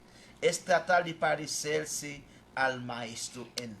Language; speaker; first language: Spanish; non-native, fluent; Haitian Creole